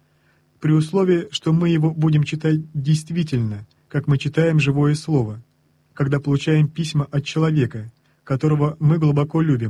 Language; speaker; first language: Russian; native; Russian